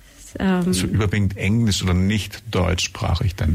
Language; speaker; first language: German; native; German